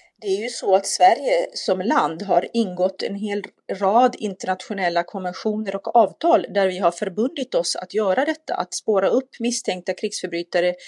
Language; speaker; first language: Swedish; native; Swedish